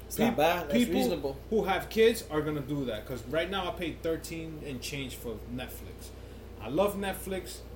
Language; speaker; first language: English; native; English